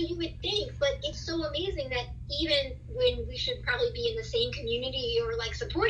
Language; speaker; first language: English; early bilingual, other home language; Spanish